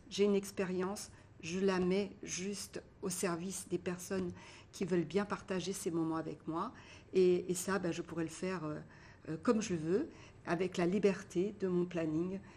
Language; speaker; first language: French; early bilingual, other home language; Portuguese